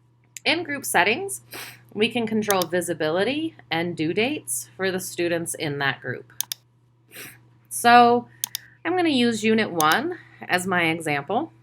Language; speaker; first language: English; native; English